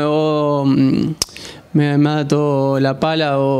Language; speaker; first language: Italian; non-native, fluent; Spanish